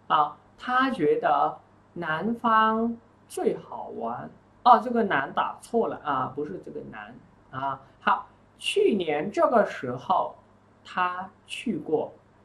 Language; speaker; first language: Chinese; non-native, fluent; Vietnamese